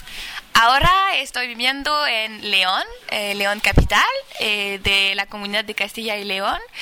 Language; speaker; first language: Spanish; non-native, fluent; French